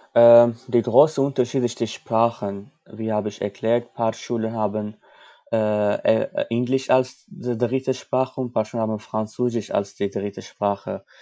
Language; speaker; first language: German; non-native, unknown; Armenian